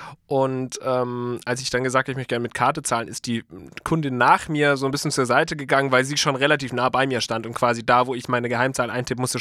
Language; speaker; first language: German; native; German